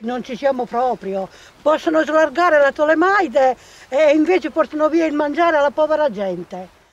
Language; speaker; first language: Italian; native; Italian